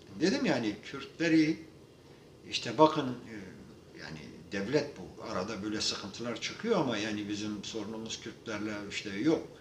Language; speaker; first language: Turkish; non-native, local second language; Kurdish